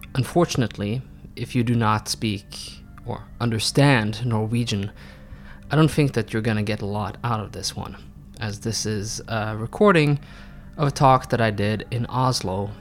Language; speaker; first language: English; non-native, fluent; Norwegian